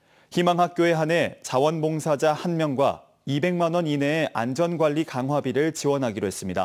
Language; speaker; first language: Korean; native; Korean